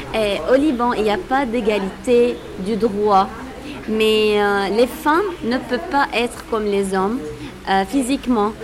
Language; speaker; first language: French; non-native, local second language; Arabic